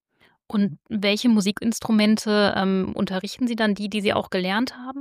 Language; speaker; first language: German; native; German